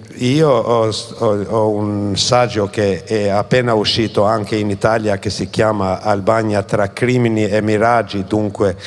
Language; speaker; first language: Italian; non-native, fluent; Albanian